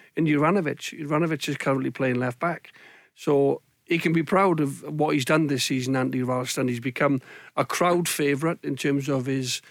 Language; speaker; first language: English; native; English